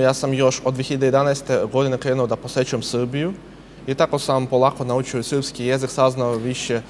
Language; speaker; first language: Serbian; non-native, fluent; Russian